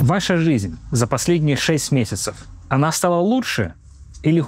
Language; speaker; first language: Russian; native; Russian